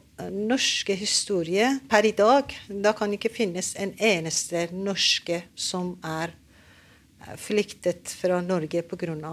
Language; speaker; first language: Norwegian; non-native, learner; Persian